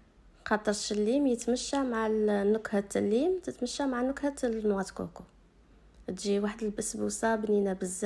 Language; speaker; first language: Arabic; native; Arabic